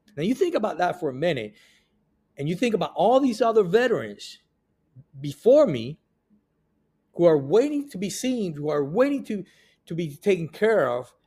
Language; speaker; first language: English; early bilingual, other home language; Spanish